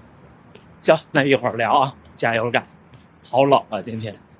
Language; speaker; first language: Chinese; native; Chinese